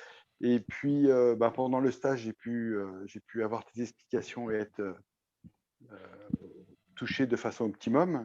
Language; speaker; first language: French; native; French